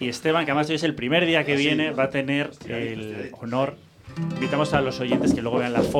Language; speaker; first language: Spanish; native; Spanish